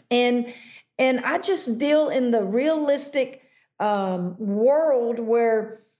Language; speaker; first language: English; native; English